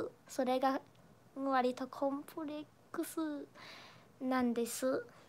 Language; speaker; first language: Japanese; non-native, fluent; Chinese